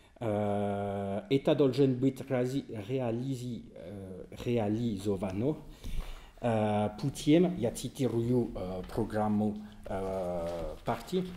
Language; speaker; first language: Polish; non-native, learner; French